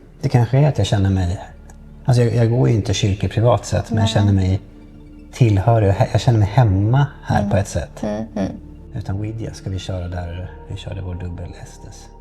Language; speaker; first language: Swedish; native; Swedish